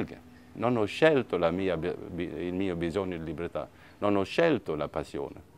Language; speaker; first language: Italian; non-native, fluent; Swedish